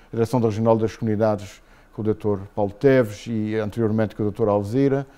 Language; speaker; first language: Portuguese; native; Portuguese